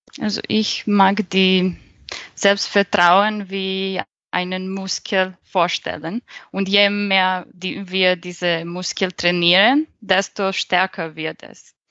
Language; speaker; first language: German; non-native, fluent; Serbian